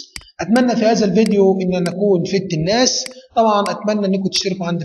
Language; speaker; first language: Arabic; native; Arabic